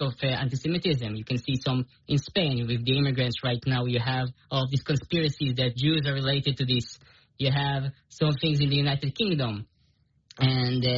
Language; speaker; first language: English; non-native, fluent; Hebrew